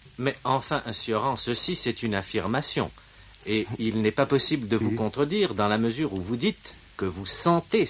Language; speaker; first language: French; native; French